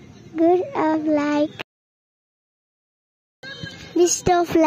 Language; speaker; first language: English; non-native, learner; Persian